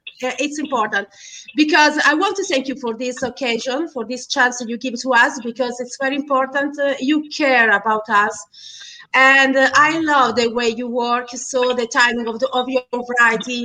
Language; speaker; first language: English; non-native, fluent; Italian